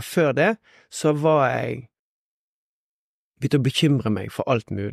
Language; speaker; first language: Norwegian; native; Norwegian